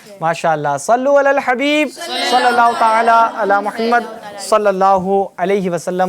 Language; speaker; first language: Urdu; native; Urdu